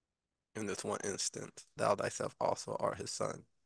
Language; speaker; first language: English; native; English